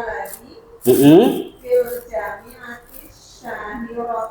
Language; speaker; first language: Arabic; non-native, learner; Indonesian